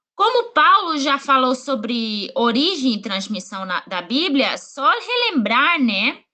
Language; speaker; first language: Portuguese; non-native, fluent; Spanish